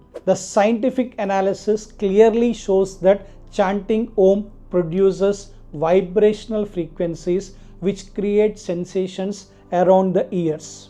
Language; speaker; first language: English; non-native, local second language; Telugu